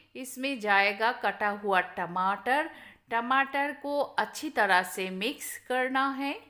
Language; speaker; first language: Hindi; non-native, local second language; Bangla